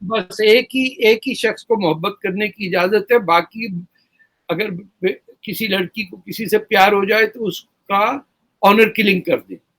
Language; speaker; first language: Urdu; native; Urdu